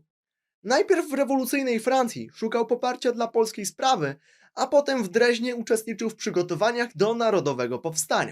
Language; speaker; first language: Polish; native; Polish